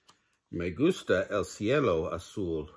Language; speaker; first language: Spanish; non-native, learner; English